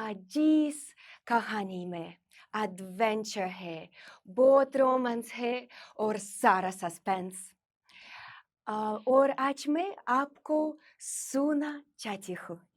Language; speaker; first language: Hindi; non-native, learner; Russian